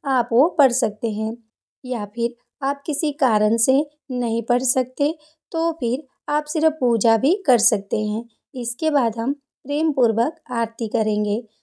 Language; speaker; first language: Hindi; native; Hindi